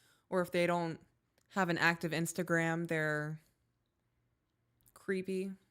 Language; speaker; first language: English; native; English